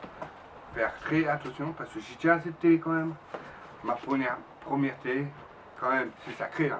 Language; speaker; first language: French; native; French